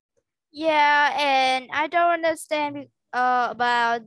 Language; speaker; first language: English; non-native, learner; Vietnamese